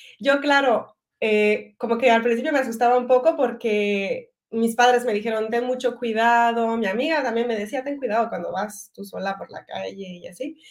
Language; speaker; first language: Spanish; non-native, fluent; French